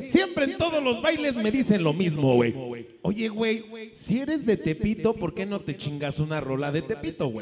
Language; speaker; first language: Spanish; native; Spanish